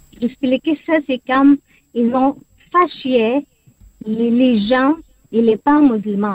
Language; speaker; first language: French; non-native, learner; Arabic